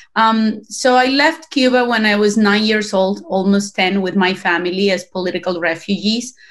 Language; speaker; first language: English; non-native, fluent; Spanish